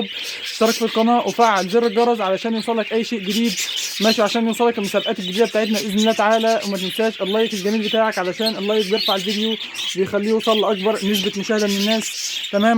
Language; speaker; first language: Arabic; native; Arabic